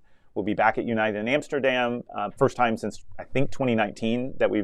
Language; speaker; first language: English; native; English